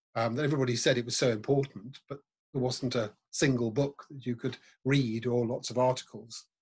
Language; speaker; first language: English; native; English